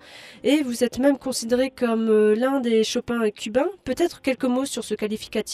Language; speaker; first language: French; native; French